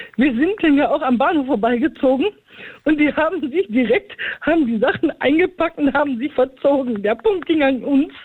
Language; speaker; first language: German; native; German